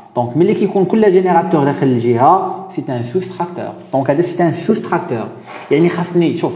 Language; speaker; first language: French; non-native, local second language; Arabic